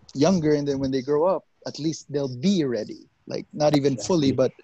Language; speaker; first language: English; non-native, local second language; Hiligaynon